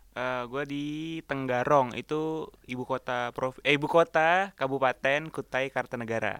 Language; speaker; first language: Indonesian; native; Indonesian